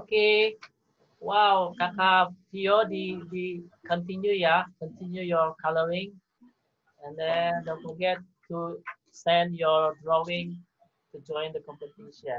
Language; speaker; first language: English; non-native, fluent; Indonesian